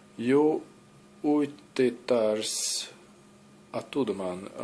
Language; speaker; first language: Hungarian; non-native, learner; English